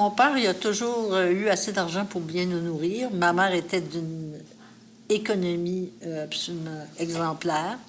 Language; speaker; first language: French; native; French